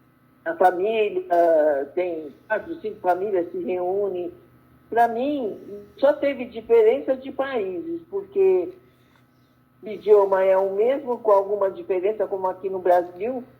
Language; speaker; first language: Portuguese; early bilingual, other home language; Arabic